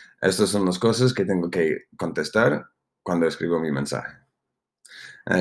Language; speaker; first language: Spanish; non-native, fluent; English